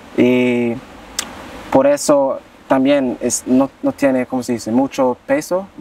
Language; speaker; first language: Spanish; non-native, learner; English